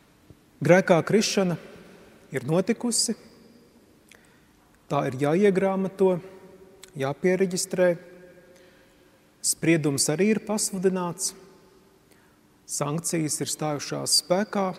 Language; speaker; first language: Latvian; native; Latvian